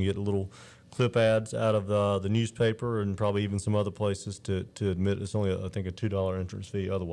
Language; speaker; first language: English; native; English